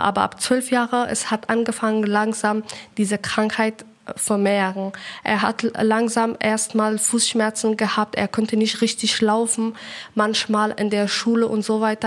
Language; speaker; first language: German; non-native, learner; Persian